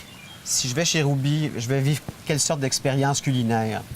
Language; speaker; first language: French; native; French